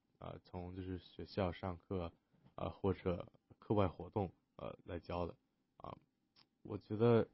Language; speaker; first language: Chinese; early bilingual, heritage; Chinese